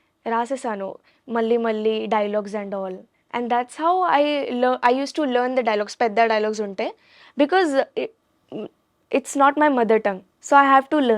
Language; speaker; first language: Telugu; non-native, learner; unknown